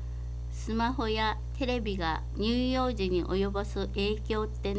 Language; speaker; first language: Japanese; native; Japanese